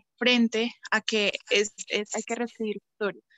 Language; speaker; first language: Spanish; native; Spanish